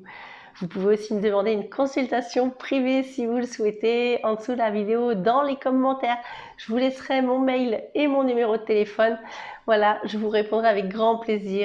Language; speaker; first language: French; native; French